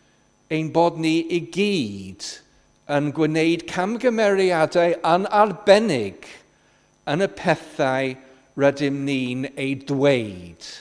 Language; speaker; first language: Welsh; non-native, fluent; English